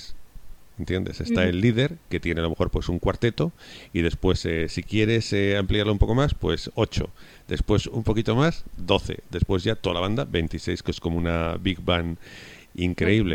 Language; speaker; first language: Spanish; native; Spanish